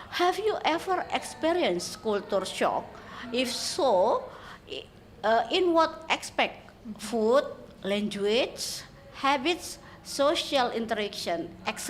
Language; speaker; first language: English; non-native, learner; Indonesian